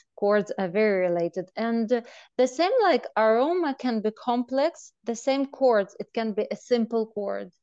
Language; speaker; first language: English; non-native, fluent; Russian